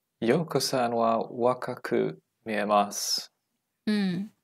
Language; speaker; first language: Japanese; non-native, learner; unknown